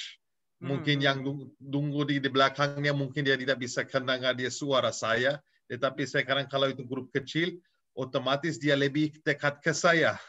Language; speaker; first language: Indonesian; non-native, fluent; Turkish